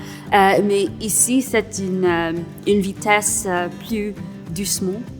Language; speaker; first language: French; non-native, local second language; English